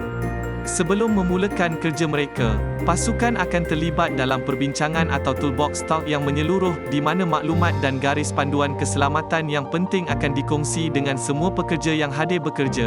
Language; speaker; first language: Malay; native; Malay